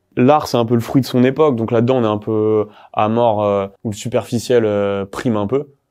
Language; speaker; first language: French; native; French